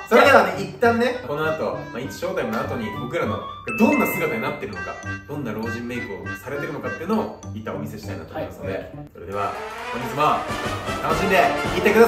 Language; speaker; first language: Japanese; native; Japanese